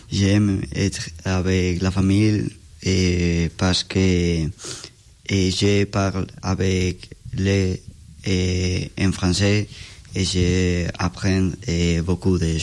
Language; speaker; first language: French; non-native, learner; Spanish